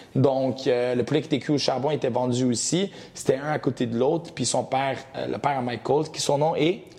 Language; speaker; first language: French; early bilingual, other home language; Portuguese